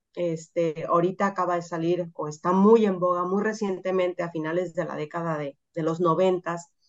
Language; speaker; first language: Spanish; native; Spanish